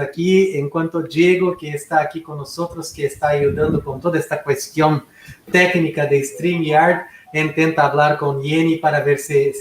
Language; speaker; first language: Spanish; non-native, fluent; Portuguese